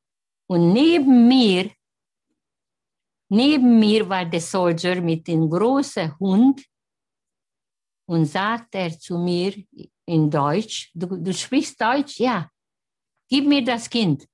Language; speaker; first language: German; non-native, learner; Hungarian